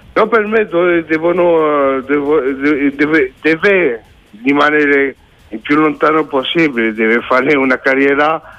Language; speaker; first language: Italian; non-native, learner; French